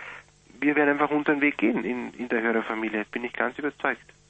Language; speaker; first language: German; native; German